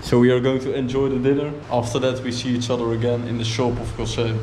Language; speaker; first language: English; non-native, fluent; Dutch